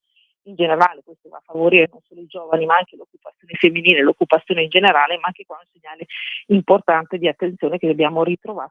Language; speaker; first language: Italian; native; Italian